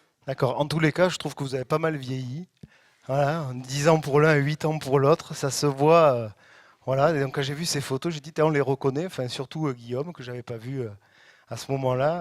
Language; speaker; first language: French; native; French